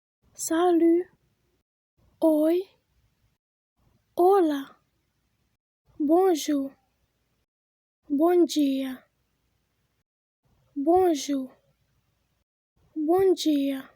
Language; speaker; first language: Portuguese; non-native, fluent; Haitian Creole